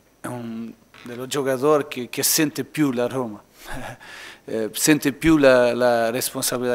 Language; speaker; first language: Italian; non-native, learner; Portuguese